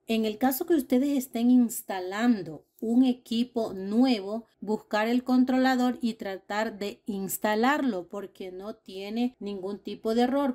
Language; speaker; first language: Spanish; native; Spanish